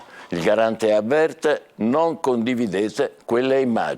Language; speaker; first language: Italian; native; Italian